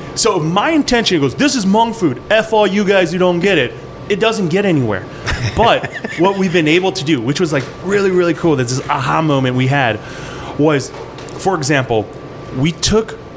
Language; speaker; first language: English; early bilingual, other home language; Hmong